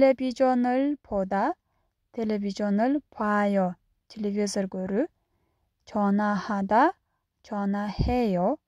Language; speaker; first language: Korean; non-native, fluent; Kyrgyz